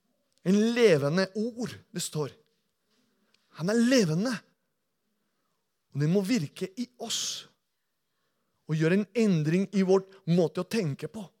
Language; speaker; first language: Norwegian; non-native, fluent; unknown